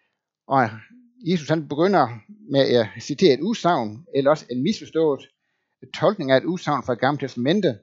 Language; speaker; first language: Danish; native; Danish